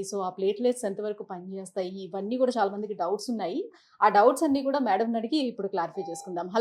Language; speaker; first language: Telugu; native; Telugu